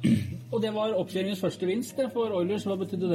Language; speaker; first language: Norwegian; native; Norwegian